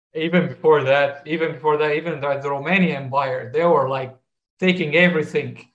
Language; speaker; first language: English; non-native, fluent; Arabic